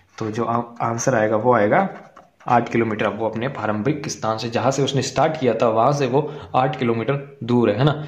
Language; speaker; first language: Hindi; native; Hindi